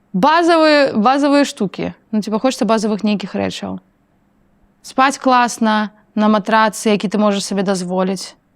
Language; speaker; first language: Belarusian; native; Belarusian